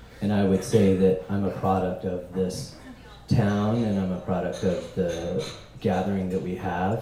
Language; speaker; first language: English; native; English